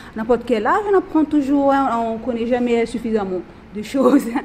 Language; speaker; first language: French; non-native, local second language; Malagasy